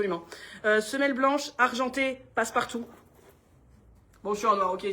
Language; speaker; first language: French; native; French